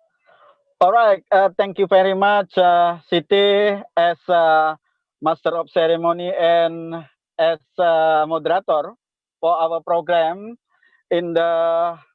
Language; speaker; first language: English; non-native, local second language; Indonesian